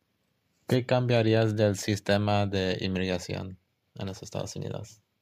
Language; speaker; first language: Spanish; early bilingual, heritage; English